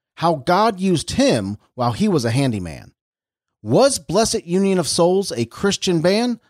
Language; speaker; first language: English; native; English